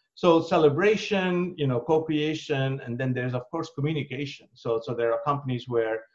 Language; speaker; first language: English; non-native, local second language; Bangla